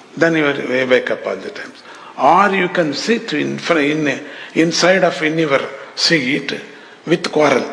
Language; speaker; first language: English; non-native, local second language; Telugu